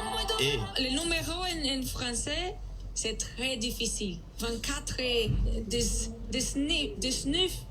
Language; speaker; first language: French; non-native, learner; Portuguese